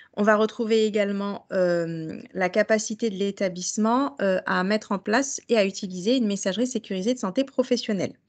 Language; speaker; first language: French; native; French